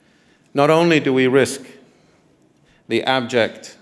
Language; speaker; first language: English; non-native, fluent; Arabic